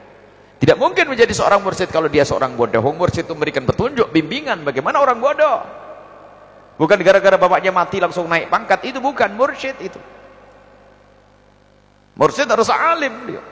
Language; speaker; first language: Indonesian; native; Indonesian